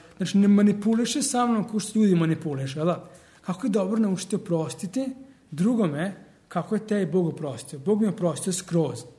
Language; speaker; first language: Serbian; early bilingual, heritage; Serbian